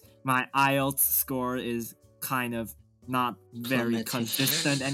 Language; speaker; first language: English; non-native, fluent; Chinese